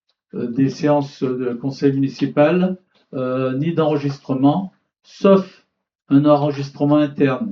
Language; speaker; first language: French; native; French